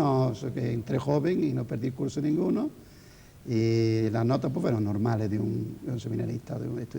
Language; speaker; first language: Spanish; native; Spanish